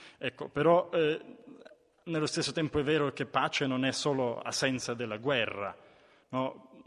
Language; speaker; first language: Italian; non-native, fluent; Ukrainian